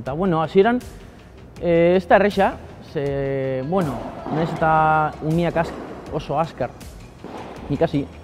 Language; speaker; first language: Basque; native; Basque